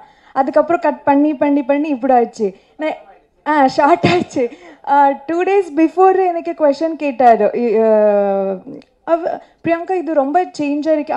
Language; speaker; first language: Tamil; non-native, learner; Kannada